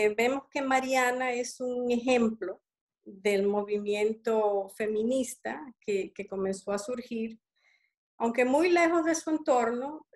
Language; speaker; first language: Spanish; early bilingual, other home language; English